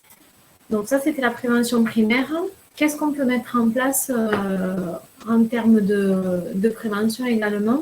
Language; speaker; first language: French; native; French